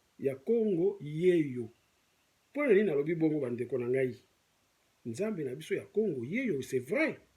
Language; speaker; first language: Lingala; non-native, local second language; Kongo